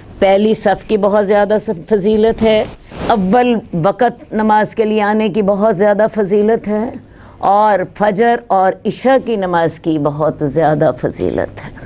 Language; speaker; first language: Urdu; non-native, local second language; Punjabi